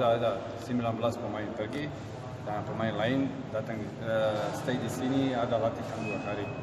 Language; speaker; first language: Indonesian; non-native, learner; Armenian